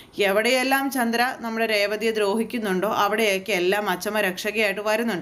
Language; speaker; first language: Malayalam; native; Malayalam